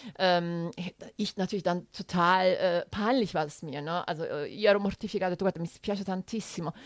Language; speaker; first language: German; early bilingual, other home language; Italian